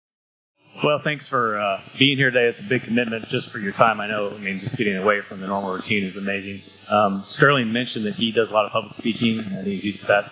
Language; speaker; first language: English; native; English